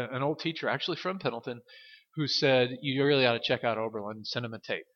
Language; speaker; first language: English; native; English